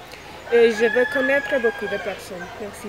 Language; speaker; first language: French; non-native, learner; Spanish